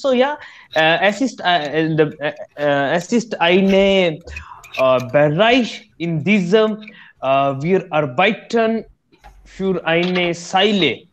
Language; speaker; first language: German; non-native, learner; Hindi